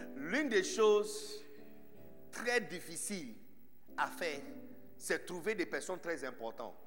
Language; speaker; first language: French; non-native, fluent; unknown